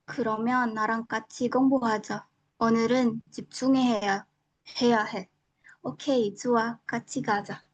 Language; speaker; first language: Korean; non-native, learner; Indonesian